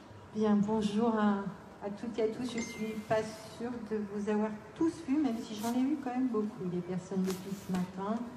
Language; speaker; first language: French; native; French